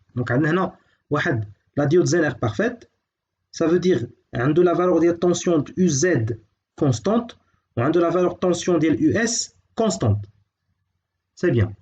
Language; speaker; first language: French; non-native, local second language; Arabic